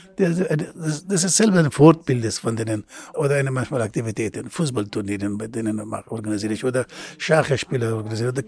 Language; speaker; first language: German; non-native, learner; Persian